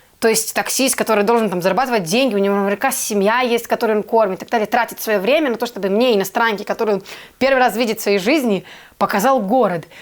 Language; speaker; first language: Russian; non-native, fluent; Serbian